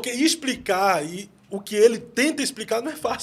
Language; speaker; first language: Portuguese; native; Portuguese